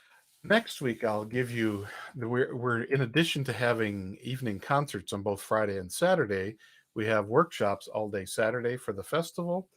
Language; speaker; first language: English; native; English